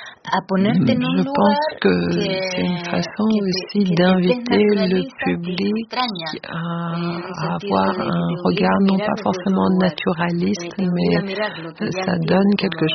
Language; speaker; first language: French; non-native, fluent; Spanish